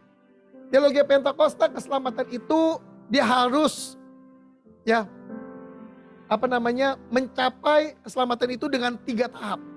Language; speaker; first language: Indonesian; native; Indonesian